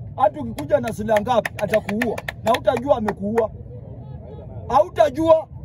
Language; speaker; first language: Swahili; non-native, local second language; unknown